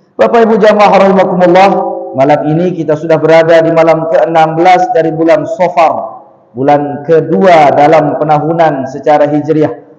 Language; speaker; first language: Malay; non-native, local second language; Sasak